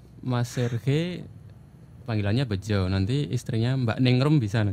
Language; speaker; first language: Indonesian; native; Indonesian